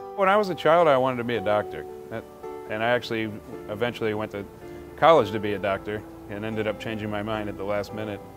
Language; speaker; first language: English; native; English